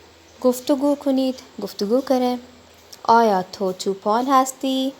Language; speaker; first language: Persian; non-native, learner; Urdu